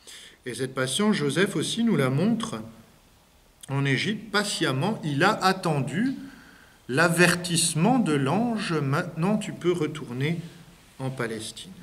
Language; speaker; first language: French; native; French